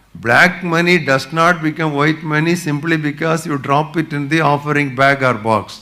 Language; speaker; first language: English; non-native, local second language; Tamil